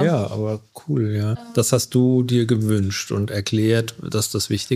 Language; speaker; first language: German; native; German